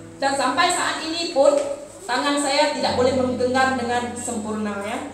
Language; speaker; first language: Malay; non-native, local second language; Iban